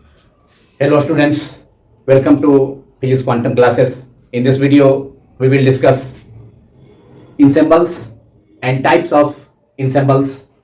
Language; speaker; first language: English; non-native, local second language; Hindi